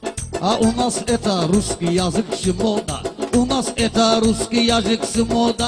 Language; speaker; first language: Russian; non-native, learner; Talysh